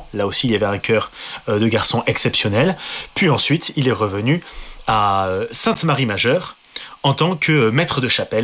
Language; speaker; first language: French; native; French